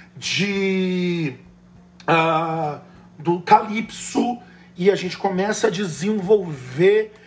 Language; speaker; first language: Portuguese; native; Portuguese